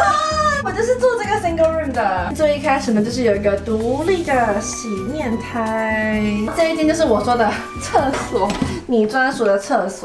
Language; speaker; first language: Chinese; native; Chinese